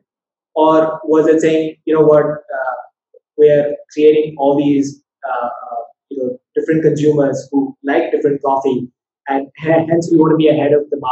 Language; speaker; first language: English; non-native, local second language; Tamil